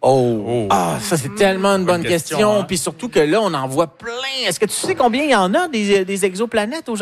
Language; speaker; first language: French; native; French